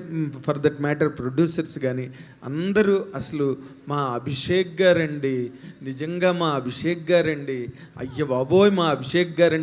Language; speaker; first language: Telugu; native; Telugu